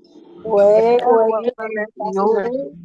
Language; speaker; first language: English; non-native, learner; Spanish